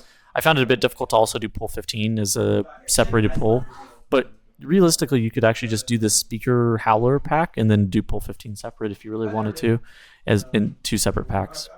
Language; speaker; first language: English; native; English